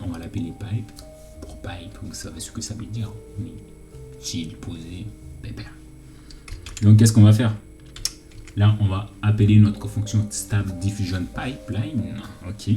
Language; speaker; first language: French; native; French